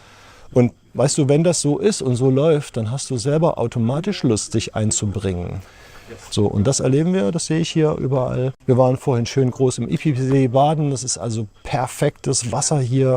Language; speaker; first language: German; native; German